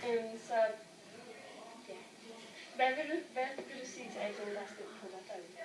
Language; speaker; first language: Danish; native; Danish